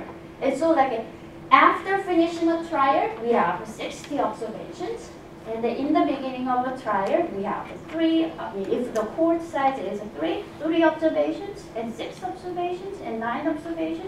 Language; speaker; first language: English; non-native, fluent; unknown